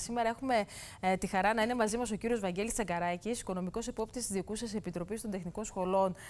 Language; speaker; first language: Greek; native; Greek